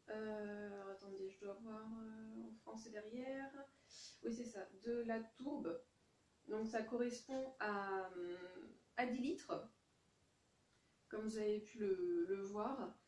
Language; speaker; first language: French; native; French